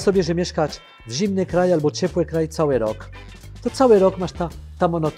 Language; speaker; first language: Polish; non-native, fluent; French